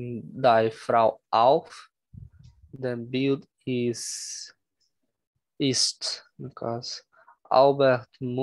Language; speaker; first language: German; non-native, learner; Portuguese